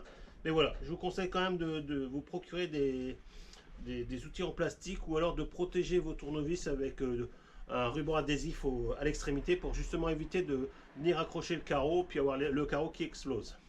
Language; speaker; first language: French; native; French